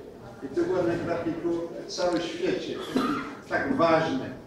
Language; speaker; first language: Polish; non-native, learner; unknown